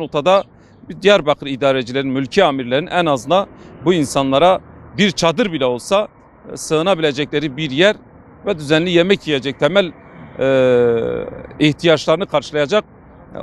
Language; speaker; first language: Turkish; non-native, local second language; Kurdish